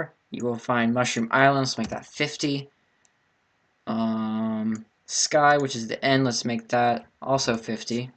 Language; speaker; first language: English; native; English